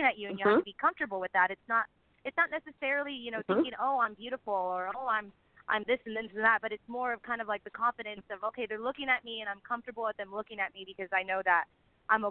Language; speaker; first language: English; native; English